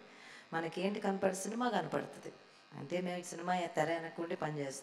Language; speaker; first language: Telugu; native; Telugu